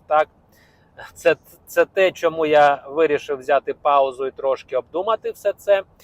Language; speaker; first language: Ukrainian; non-native, local second language; Russian